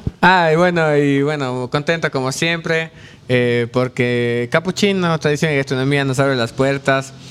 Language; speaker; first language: Spanish; native; Spanish